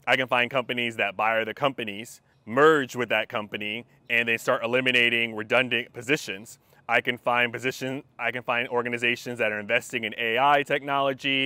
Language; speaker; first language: English; native; English